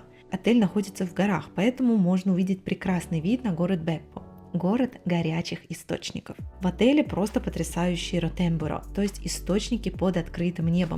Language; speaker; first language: Russian; native; Russian